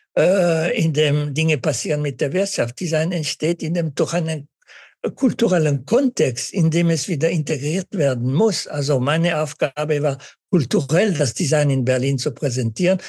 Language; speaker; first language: German; native; German